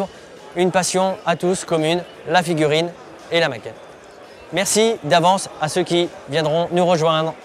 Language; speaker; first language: French; native; French